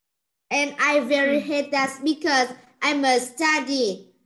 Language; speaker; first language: English; non-native, learner; Vietnamese